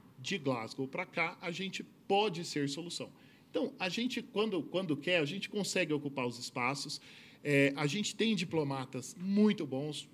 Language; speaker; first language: Portuguese; native; Portuguese